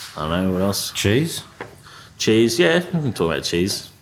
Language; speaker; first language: English; native; English